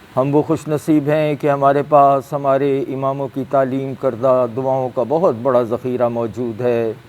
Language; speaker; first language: Urdu; native; Urdu